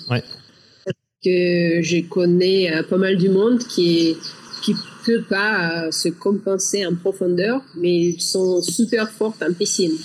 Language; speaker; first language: French; non-native, learner; Russian